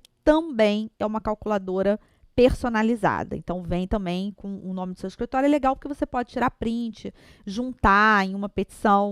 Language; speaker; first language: Portuguese; native; Portuguese